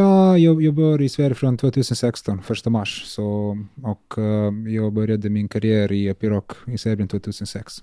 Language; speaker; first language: Swedish; non-native, learner; Serbian